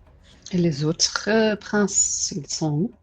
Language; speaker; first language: French; non-native, fluent; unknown